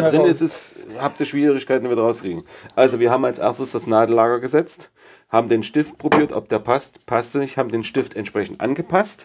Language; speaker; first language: German; native; German